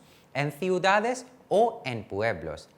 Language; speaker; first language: Spanish; non-native, fluent; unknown